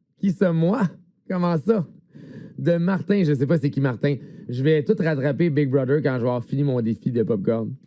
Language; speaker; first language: French; native; French